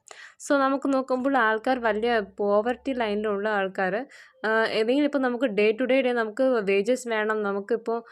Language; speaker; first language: Malayalam; non-native, learner; Tamil